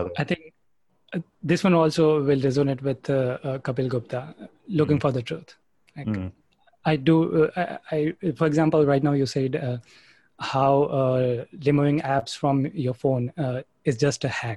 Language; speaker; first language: English; non-native, local second language; Gujarati